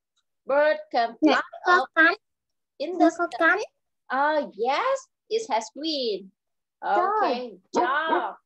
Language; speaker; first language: English; non-native, learner; Vietnamese